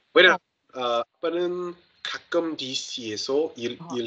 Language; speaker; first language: Korean; non-native, learner; English